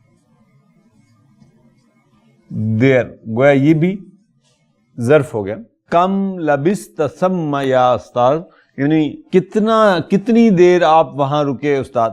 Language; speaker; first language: Urdu; native; Urdu